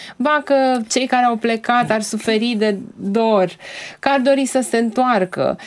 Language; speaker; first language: Romanian; native; Romanian